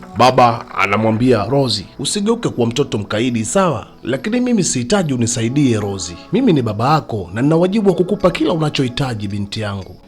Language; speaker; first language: Swahili; native; Swahili